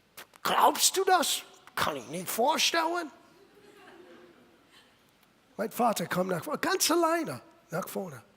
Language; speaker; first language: German; non-native, fluent; English